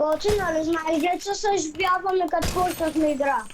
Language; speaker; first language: Bulgarian; native; Bulgarian